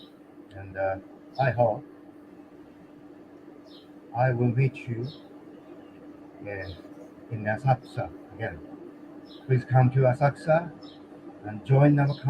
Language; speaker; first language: English; non-native, learner; Japanese